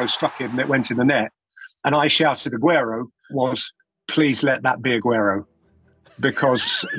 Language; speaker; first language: English; native; English